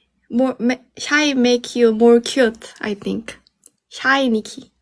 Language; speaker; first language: English; non-native, learner; Korean